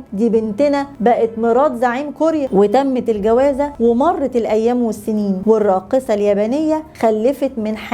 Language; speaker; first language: Arabic; native; Arabic